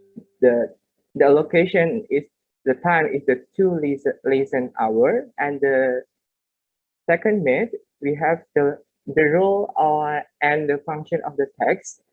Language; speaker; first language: English; non-native, learner; Indonesian